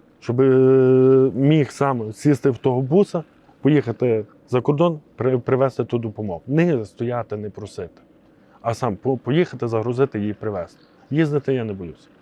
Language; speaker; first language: Ukrainian; native; Ukrainian